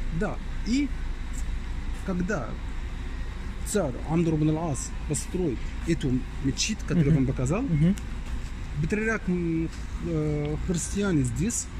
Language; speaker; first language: Russian; non-native, learner; Arabic